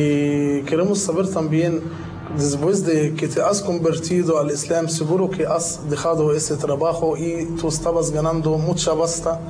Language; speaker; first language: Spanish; non-native, fluent; Arabic